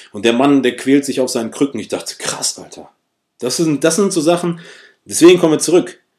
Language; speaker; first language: German; early bilingual, other home language; Russian